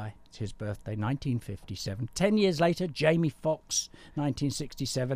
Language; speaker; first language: English; native; English